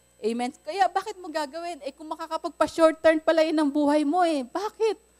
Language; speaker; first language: Filipino; native; Filipino